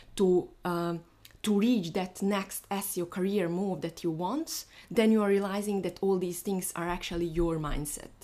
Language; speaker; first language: English; non-native, fluent; Bosnian